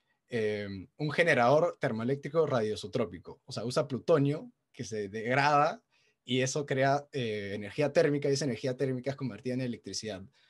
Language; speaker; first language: Spanish; native; Spanish